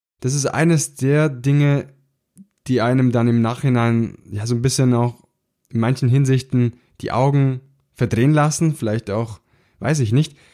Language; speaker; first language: German; early bilingual, other home language; Italian